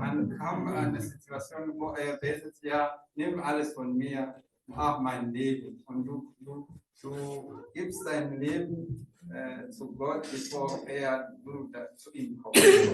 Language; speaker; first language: German; non-native, fluent; Rundi